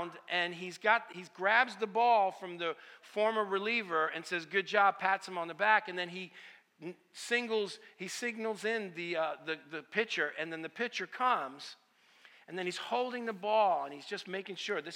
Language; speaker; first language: English; early bilingual, other home language; Italian